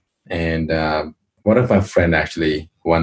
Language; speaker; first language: English; non-native, local second language; Hindi